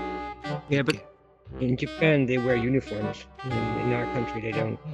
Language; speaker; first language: English; non-native, fluent; Dutch